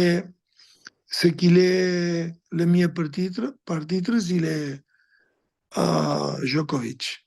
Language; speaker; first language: French; non-native, fluent; Spanish